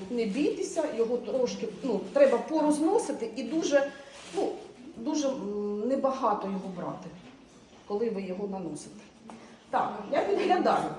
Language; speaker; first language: Ukrainian; non-native, local second language; Russian